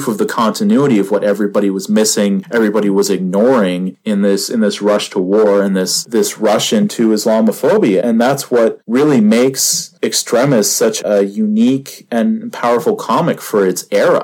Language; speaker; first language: English; native; English